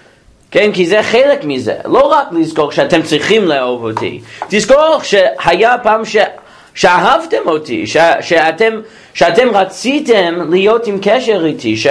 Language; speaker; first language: Hebrew; non-native, fluent; English